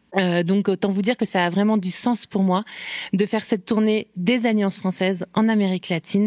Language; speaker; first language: French; native; French